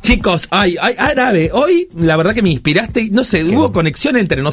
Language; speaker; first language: Spanish; native; Spanish